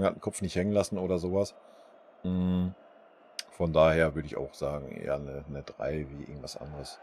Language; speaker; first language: German; native; German